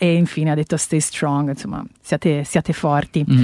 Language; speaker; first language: Italian; native; Italian